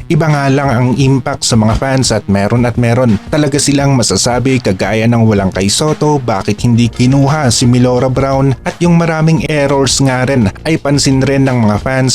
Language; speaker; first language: Filipino; native; Filipino